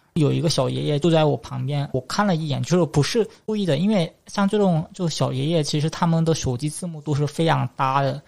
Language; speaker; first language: Chinese; non-native, fluent; Korean